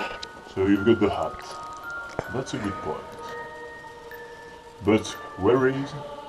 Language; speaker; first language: English; non-native, learner; French